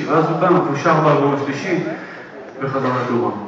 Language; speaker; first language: Hebrew; native; Hebrew